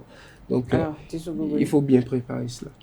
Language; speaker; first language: French; non-native, local second language; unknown